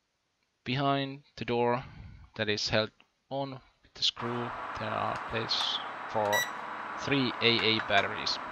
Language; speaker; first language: English; non-native, fluent; Finnish